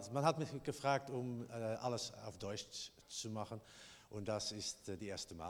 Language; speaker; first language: German; non-native, learner; Dutch